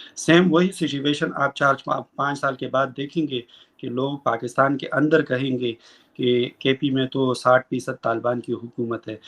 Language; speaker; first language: Urdu; non-native, local second language; Pashto